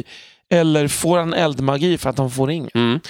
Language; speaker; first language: Swedish; native; Swedish